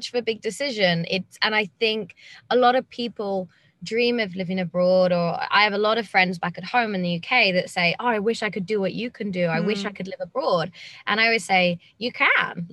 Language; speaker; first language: English; native; English